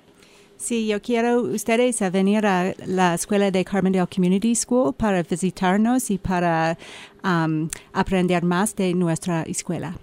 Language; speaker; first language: Spanish; non-native, learner; English